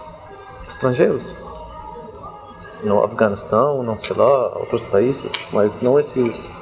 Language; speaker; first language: Portuguese; non-native, learner; Arabic